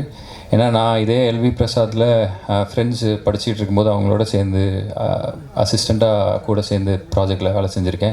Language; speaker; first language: Tamil; native; Tamil